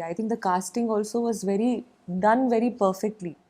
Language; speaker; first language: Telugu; non-native, learner; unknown